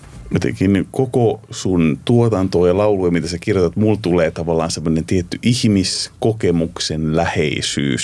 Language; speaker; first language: Finnish; native; Finnish